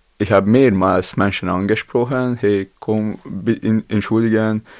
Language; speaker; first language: German; non-native, learner; Latvian